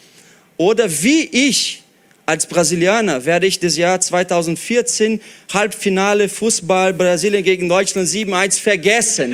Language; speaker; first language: German; non-native, fluent; Portuguese